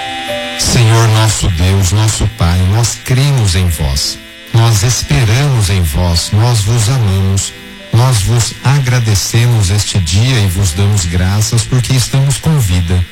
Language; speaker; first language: Portuguese; native; Portuguese